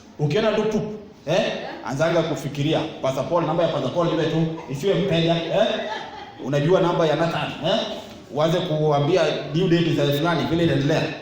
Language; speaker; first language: Swahili; non-native, local second language; Luo (Kenya and Tanzania)